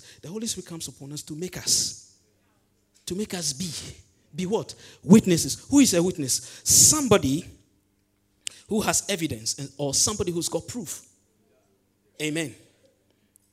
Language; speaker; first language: English; non-native, local second language; Ewe